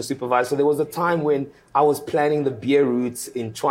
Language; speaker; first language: English; early bilingual, other home language; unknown